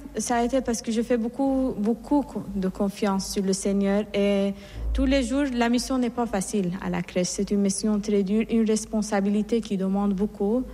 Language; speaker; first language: French; non-native, fluent; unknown